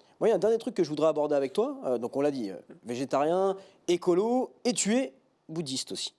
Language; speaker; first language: French; native; French